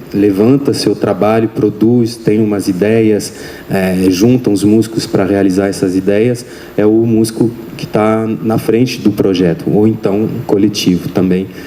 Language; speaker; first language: Portuguese; non-native, fluent; French